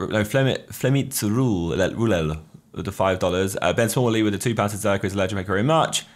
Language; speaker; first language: English; native; English